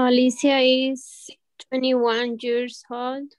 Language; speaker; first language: English; non-native, learner; Spanish